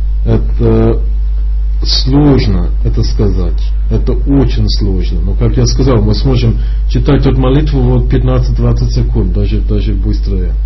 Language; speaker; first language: Russian; non-native, fluent; English